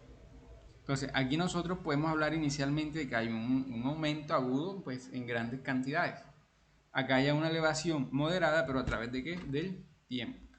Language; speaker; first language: Spanish; native; Spanish